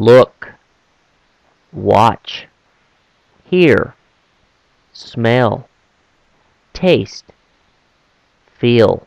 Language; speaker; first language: English; non-native, fluent; Korean